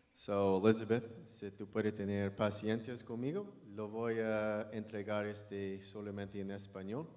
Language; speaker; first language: Spanish; non-native, learner; English